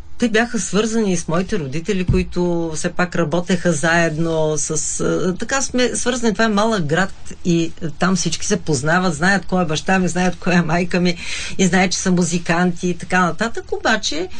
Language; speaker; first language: Bulgarian; native; Bulgarian